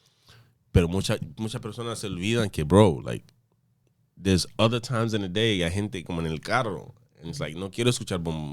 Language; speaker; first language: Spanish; early bilingual, other home language; English